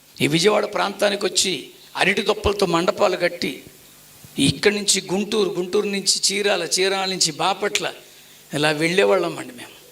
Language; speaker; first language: Telugu; non-native, local second language; Tamil